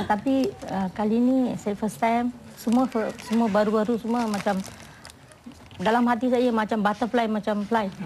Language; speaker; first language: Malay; non-native, local second language; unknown